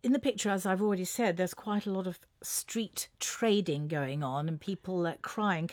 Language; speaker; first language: English; native; English